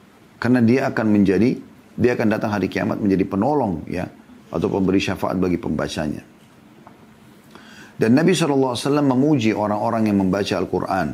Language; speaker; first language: Indonesian; native; Indonesian